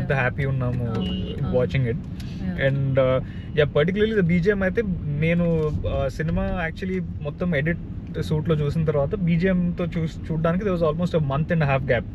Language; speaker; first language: Telugu; native; Telugu